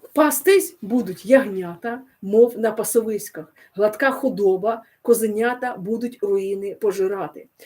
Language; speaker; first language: Ukrainian; non-native, local second language; Russian